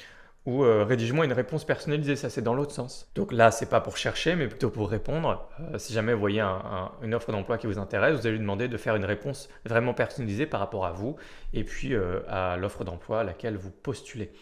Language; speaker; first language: French; native; French